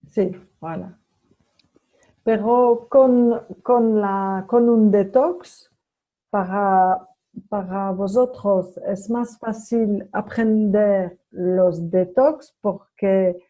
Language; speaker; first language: Spanish; non-native, fluent; French